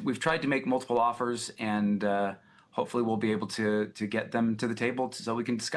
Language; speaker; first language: English; native; English